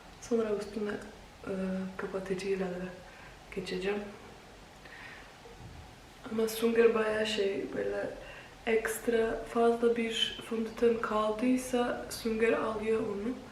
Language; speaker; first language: Turkish; non-native, fluent; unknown